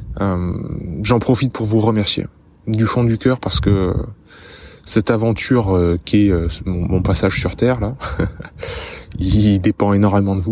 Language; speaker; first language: French; native; French